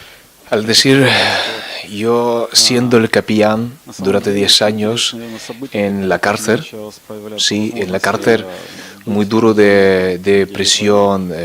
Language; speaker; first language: Spanish; non-native, fluent; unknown